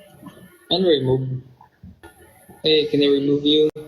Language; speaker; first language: English; non-native, local second language; Filipino